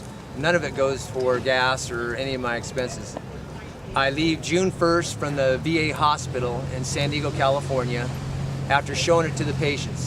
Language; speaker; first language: English; native; English